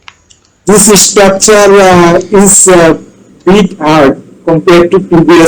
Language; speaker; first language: English; non-native, learner; Bangla